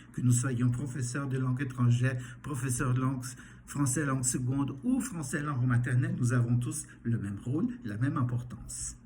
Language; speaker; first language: French; non-native, fluent; Portuguese